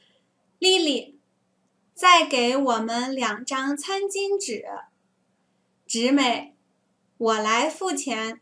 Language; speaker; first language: Chinese; non-native, learner; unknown